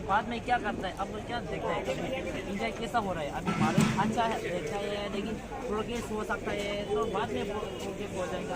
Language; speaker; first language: Hindi; non-native, learner; Tibetan